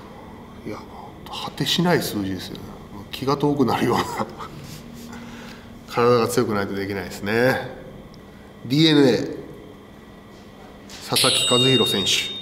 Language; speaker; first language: Japanese; native; Japanese